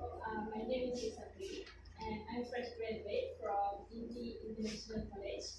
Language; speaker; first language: English; non-native, local second language; Malay